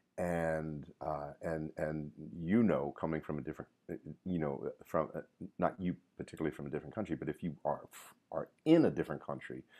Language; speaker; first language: English; native; English